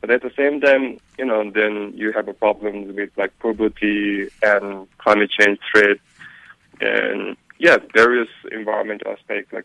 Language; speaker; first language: English; non-native, local second language; Eastern Tamang